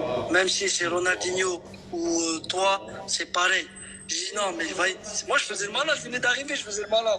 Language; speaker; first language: French; native; French